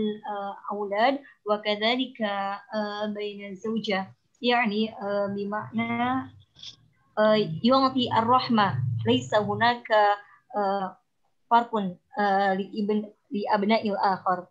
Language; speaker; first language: Arabic; non-native, learner; Indonesian